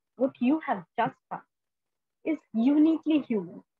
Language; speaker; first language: English; non-native, local second language; Hindi